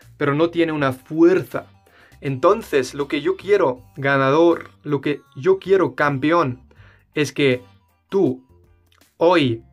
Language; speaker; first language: Spanish; non-native, fluent; German